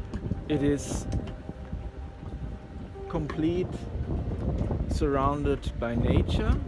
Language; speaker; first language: English; non-native, fluent; German